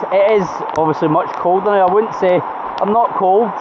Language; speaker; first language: English; native; English